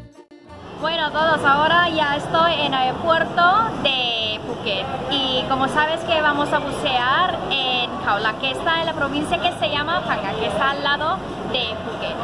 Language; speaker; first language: Spanish; non-native, learner; Thai